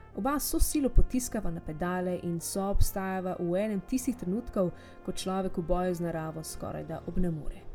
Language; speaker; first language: Slovenian; native; Slovenian